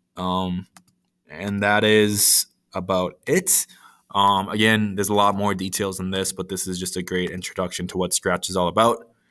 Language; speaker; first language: English; native; English